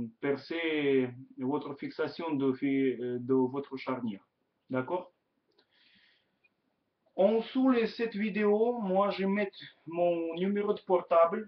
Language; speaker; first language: French; non-native, learner; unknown